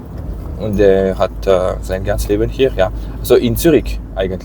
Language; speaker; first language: German; non-native, learner; Persian